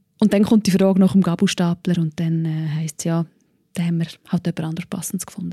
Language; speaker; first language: German; native; German